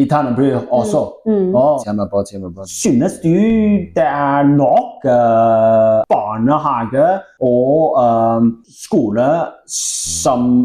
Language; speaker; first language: Norwegian; non-native, learner; Welsh